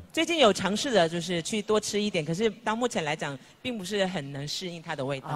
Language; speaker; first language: Chinese; native; Chinese